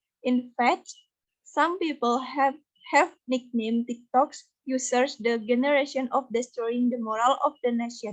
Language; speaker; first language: English; non-native, fluent; Indonesian